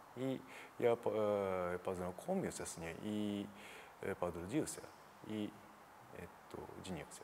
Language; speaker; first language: Russian; non-native, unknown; Japanese